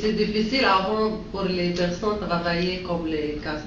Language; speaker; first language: French; non-native, learner; Spanish